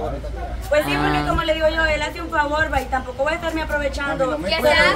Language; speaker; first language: Spanish; native; Spanish